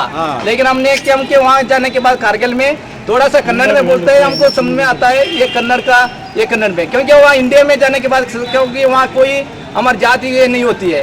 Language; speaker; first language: Hindi; non-native, local second language; Kannada